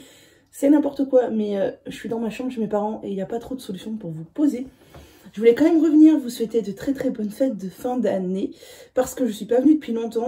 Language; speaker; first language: French; native; French